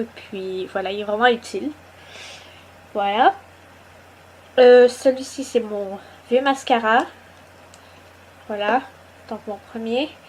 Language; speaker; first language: French; native; French